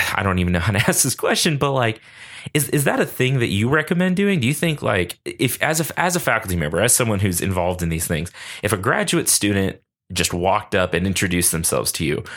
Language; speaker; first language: English; native; English